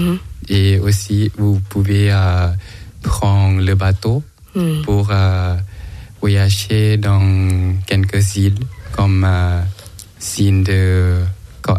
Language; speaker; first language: French; non-native, learner; Thai